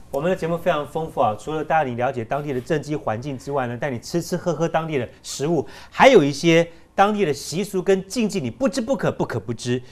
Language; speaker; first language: Chinese; native; Chinese